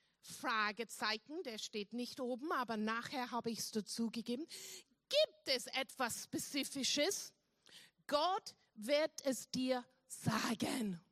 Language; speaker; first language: German; non-native, fluent; English